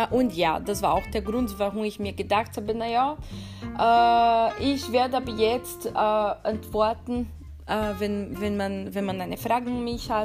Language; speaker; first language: German; non-native, fluent; Portuguese